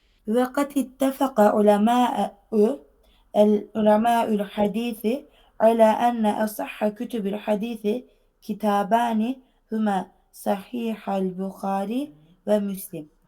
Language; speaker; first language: Arabic; non-native, fluent; Turkish